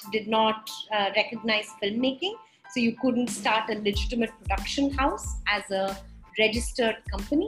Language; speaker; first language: English; non-native, local second language; Hindi